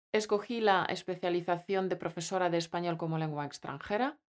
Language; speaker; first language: Spanish; non-native, fluent; Polish